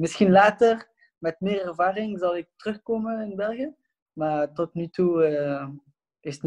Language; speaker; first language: Dutch; non-native, local second language; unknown